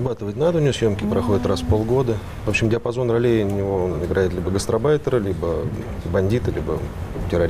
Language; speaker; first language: Russian; native; Russian